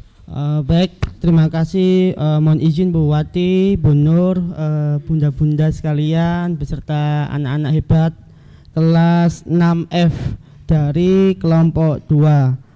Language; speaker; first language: Indonesian; native; Indonesian